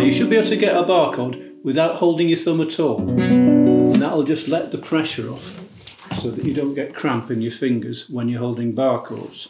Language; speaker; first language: English; native; English